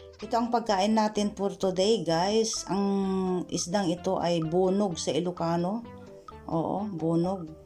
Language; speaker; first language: Filipino; non-native, local second language; Iloko